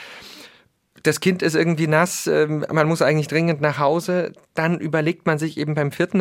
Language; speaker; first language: German; native; German